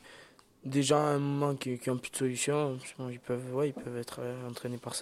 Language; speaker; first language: French; native; French